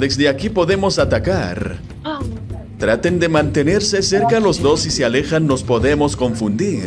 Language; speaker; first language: Spanish; native; Spanish